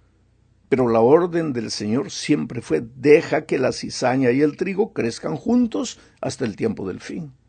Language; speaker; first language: Spanish; native; Spanish